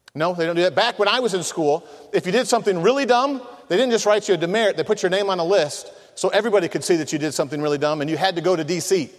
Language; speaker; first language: English; native; English